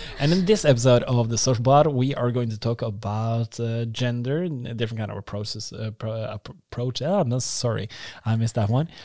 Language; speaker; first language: English; non-native, fluent; Norwegian